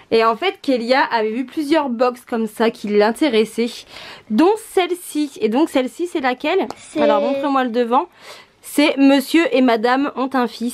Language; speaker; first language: French; native; French